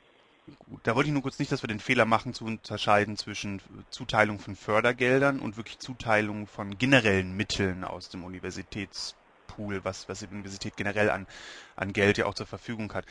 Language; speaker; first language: German; native; German